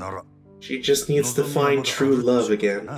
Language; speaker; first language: English; native; English